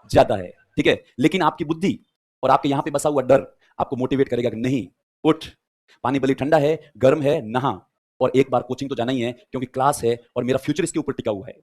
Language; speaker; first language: Hindi; native; Hindi